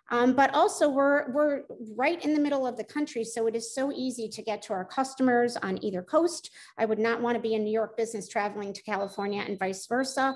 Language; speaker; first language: English; native; English